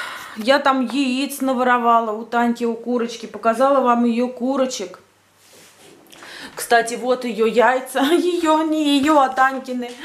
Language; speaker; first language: Russian; native; Russian